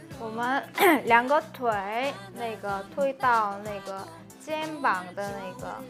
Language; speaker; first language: Chinese; non-native, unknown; Korean